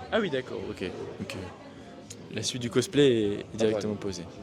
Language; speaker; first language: French; native; French